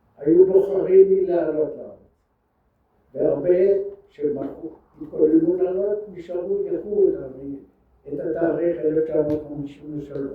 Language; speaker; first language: Hebrew; early bilingual, other home language; French